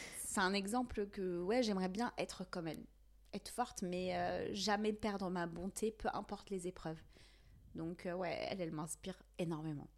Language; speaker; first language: French; non-native, local second language; Kabyle